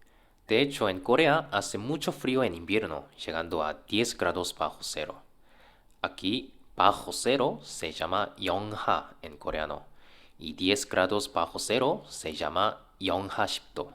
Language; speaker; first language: Spanish; non-native, fluent; Korean